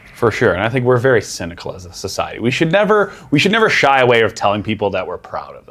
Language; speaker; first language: English; native; English